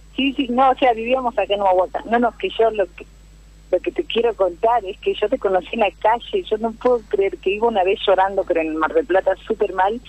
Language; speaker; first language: Spanish; native; Spanish